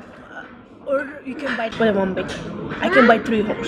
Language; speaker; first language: English; non-native, learner; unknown